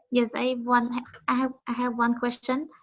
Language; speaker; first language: English; non-native, learner; Khmer